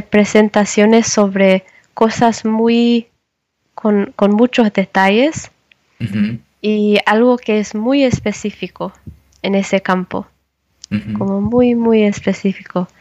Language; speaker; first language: Spanish; non-native, learner; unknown